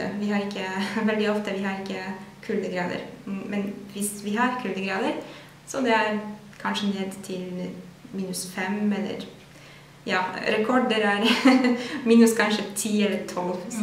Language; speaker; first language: Norwegian; non-native, fluent; Polish